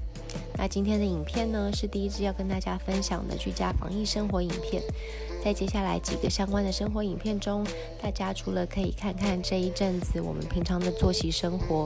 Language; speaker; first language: Chinese; native; Chinese